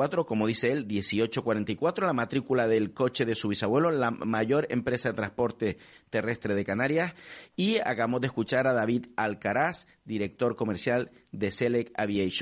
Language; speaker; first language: Spanish; native; Spanish